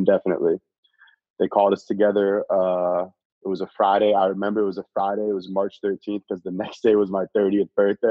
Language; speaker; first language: English; native; English